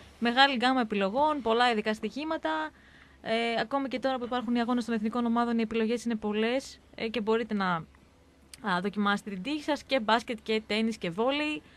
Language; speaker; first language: Greek; native; Greek